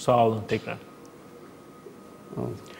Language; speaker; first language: Turkish; native; Turkish